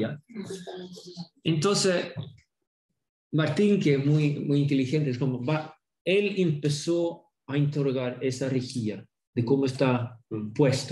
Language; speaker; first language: Spanish; non-native, fluent; Swedish